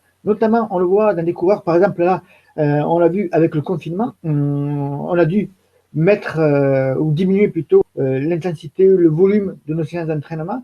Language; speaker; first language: French; native; French